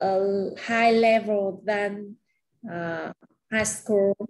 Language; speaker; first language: English; non-native, learner; Vietnamese